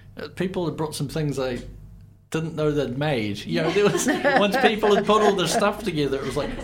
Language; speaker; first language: English; native; English